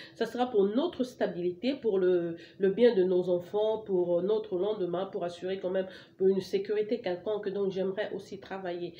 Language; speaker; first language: French; non-native, local second language; Lingala